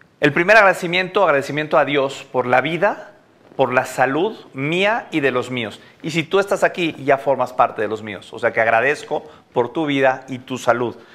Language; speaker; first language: Spanish; native; Spanish